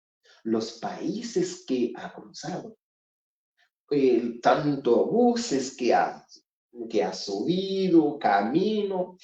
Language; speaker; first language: Spanish; non-native, fluent; Haitian Creole